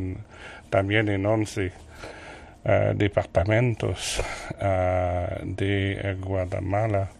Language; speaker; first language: Spanish; non-native, learner; French